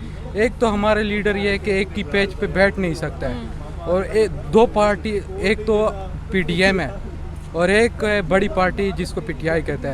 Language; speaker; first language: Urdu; non-native, local second language; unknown